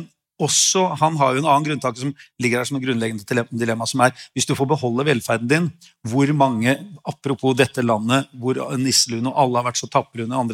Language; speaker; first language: Norwegian; native; Norwegian